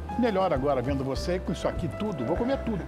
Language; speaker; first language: Portuguese; native; Portuguese